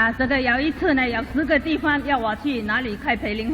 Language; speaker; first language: Chinese; native; Chinese